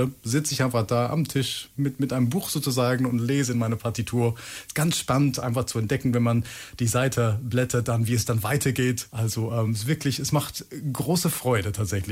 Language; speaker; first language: German; non-native, fluent; English